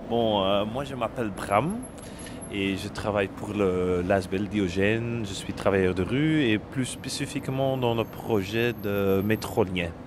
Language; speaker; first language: French; non-native, local second language; Dutch